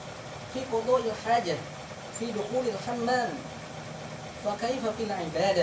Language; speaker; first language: Arabic; non-native, learner; Indonesian